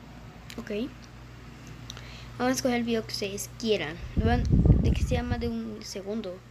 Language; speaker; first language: Spanish; native; Spanish